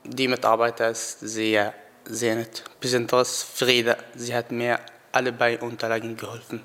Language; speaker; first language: German; non-native, learner; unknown